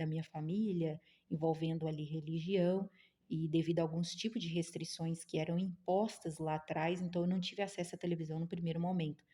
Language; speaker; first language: Portuguese; native; Portuguese